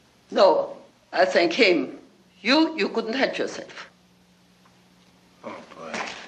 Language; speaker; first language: English; non-native, learner; German